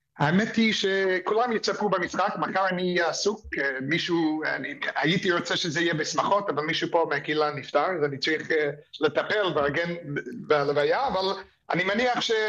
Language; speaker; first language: Hebrew; non-native, fluent; English